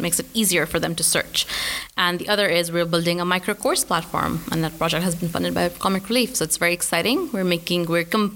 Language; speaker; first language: English; non-native, local second language; Urdu